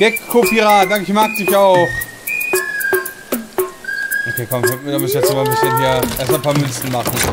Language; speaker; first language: German; native; German